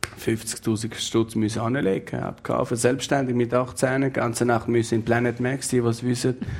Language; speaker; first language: German; non-native, fluent; Albanian